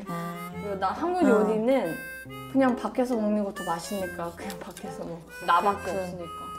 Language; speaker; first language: Korean; non-native, learner; English